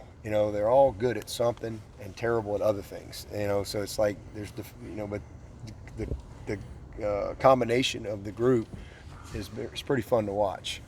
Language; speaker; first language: English; native; English